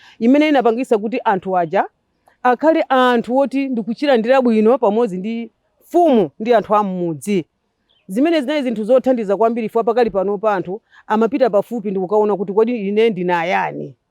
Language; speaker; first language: Nyanja; non-native, local second language; Yao